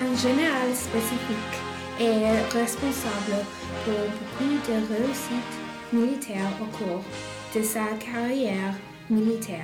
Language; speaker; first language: French; non-native, learner; English